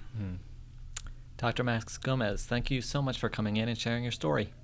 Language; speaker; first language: English; native; English